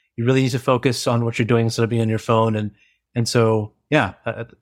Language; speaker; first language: English; early bilingual, other home language; Hindi